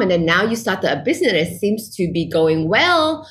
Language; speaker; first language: English; non-native, local second language; Chinese